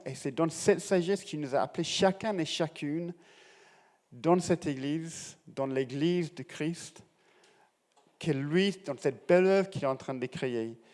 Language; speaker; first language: French; non-native, fluent; English